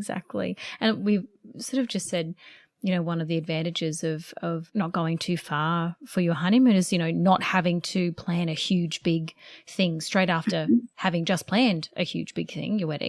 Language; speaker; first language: English; native; English